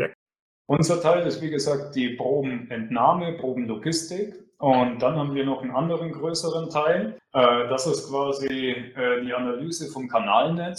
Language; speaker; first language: German; native; German